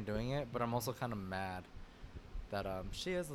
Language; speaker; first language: English; native; English